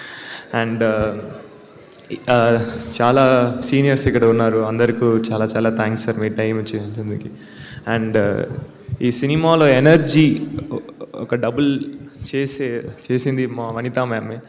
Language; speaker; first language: Telugu; non-native, learner; Tamil